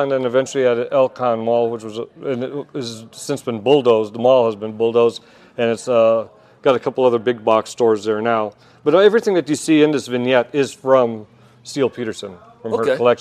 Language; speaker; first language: English; native; English